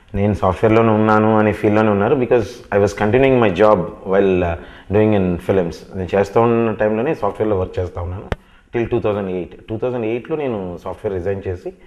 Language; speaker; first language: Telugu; native; Telugu